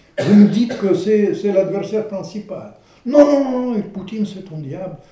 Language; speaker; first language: French; non-native, fluent; Russian